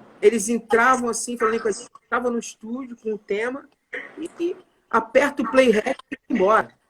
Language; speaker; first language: Portuguese; native; Portuguese